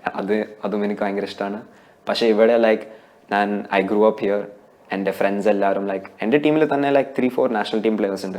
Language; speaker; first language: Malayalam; early bilingual, heritage; Malayalam